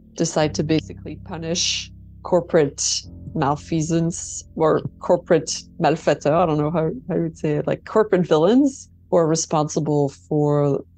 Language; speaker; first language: English; native; English